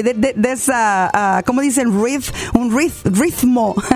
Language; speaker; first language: Spanish; native; Spanish